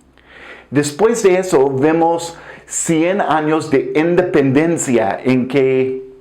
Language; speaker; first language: Spanish; non-native, fluent; English